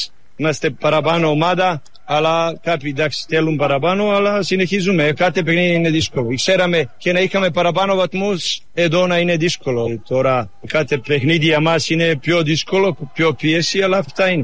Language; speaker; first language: Greek; non-native, fluent; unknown